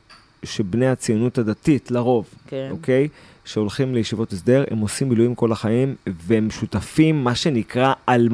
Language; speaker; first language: Hebrew; native; Hebrew